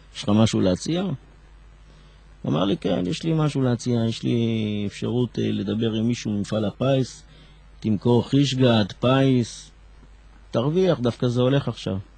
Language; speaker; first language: Hebrew; early bilingual, other home language; Arabic